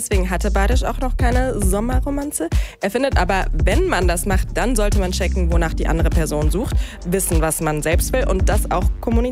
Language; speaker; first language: German; native; German